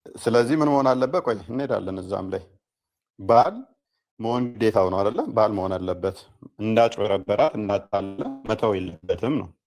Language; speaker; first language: Amharic; native; Amharic